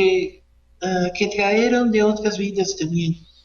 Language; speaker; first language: Spanish; non-native, learner; Portuguese